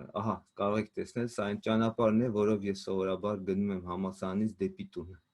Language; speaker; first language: Armenian; native; Armenian